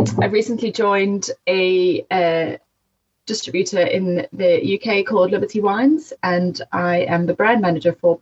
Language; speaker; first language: English; native; English